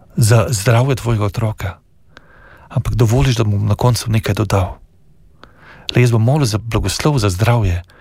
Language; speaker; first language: Slovenian; native; Slovenian